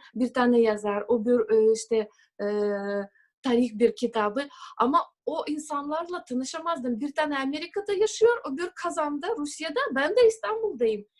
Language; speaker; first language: Turkish; non-native, fluent; Russian